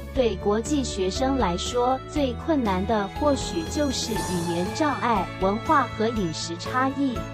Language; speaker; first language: Chinese; non-native, fluent; Vietnamese